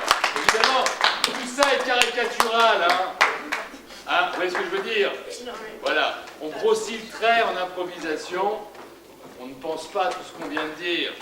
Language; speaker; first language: French; native; French